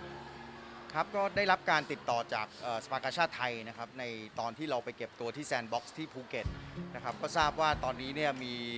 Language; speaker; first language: Thai; native; Thai